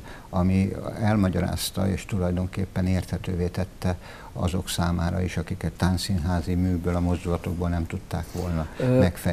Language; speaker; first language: Hungarian; native; Hungarian